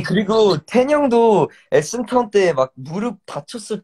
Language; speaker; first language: Korean; early bilingual, heritage; English